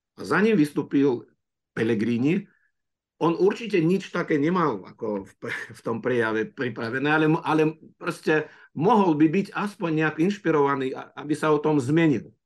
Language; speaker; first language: Slovak; non-native, fluent; Russian